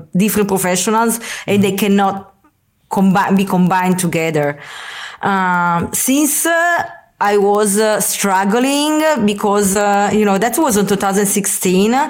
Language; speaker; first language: English; non-native, fluent; Italian